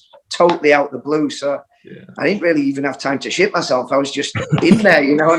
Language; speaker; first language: English; native; English